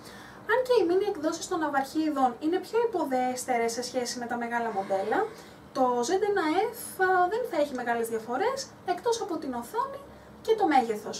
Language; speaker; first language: Greek; native; Greek